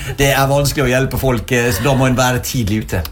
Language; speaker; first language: Norwegian; native; Norwegian